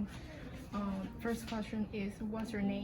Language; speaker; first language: English; non-native, learner; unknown